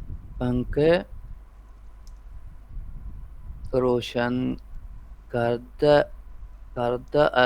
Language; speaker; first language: Persian; non-native, learner; Urdu